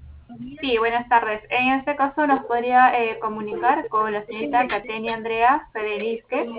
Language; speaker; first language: Spanish; native; Spanish